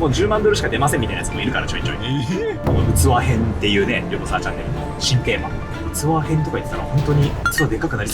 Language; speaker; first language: Japanese; native; Japanese